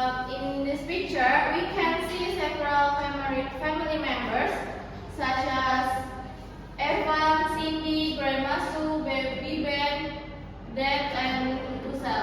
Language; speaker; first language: English; non-native, learner; Indonesian